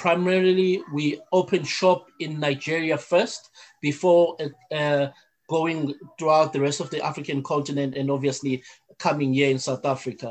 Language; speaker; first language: English; non-native, local second language; Zulu